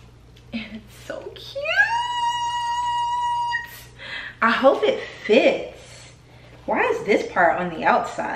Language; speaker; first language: English; native; English